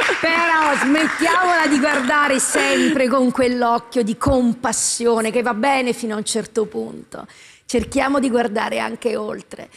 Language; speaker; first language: Italian; native; Italian